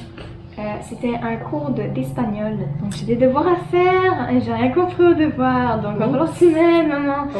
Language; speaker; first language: French; native; French